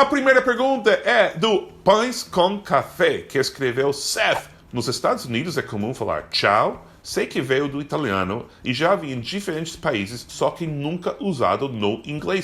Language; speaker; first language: Portuguese; non-native, fluent; English